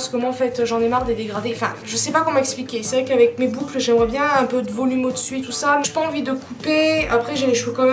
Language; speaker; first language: French; native; French